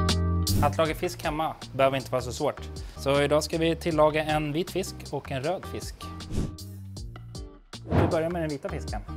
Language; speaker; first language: Swedish; native; Swedish